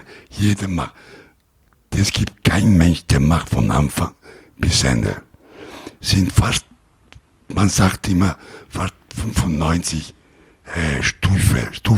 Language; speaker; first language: German; non-native, learner; Italian